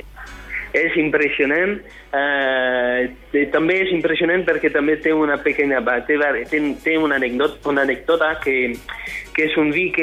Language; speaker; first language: Catalan; non-native, fluent; French